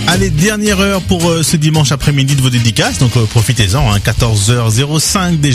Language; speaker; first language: French; native; French